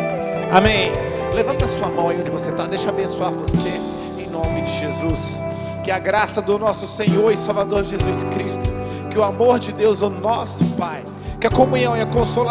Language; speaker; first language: Portuguese; native; Portuguese